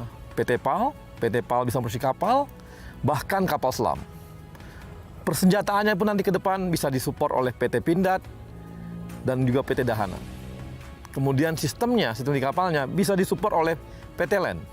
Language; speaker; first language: Indonesian; native; Indonesian